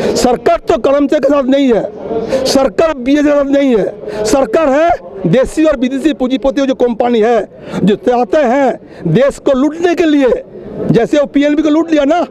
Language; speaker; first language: Hindi; non-native, local second language; Bangla